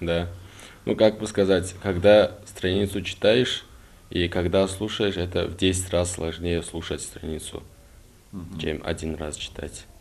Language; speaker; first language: Russian; non-native, local second language; Karachay-Balkar